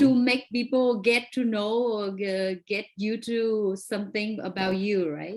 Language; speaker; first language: English; non-native, fluent; Vietnamese